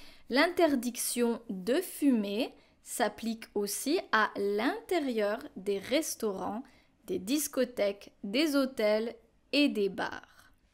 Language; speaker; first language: French; native; French